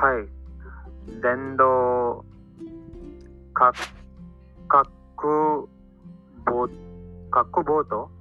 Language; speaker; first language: Japanese; non-native, learner; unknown